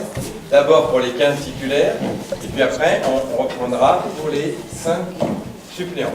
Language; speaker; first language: French; native; French